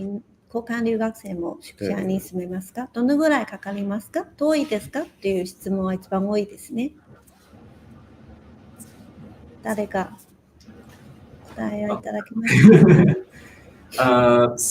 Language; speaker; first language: Japanese; non-native, local second language; Chinese